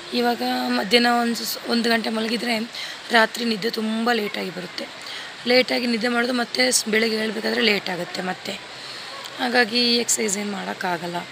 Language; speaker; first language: Kannada; non-native, local second language; Marwari